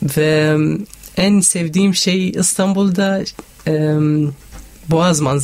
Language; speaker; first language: Turkish; non-native, learner; Arabic